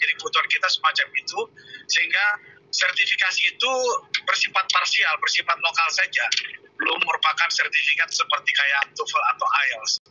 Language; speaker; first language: Indonesian; native; Indonesian